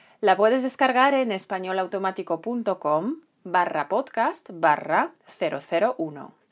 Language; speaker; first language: Spanish; non-native, fluent; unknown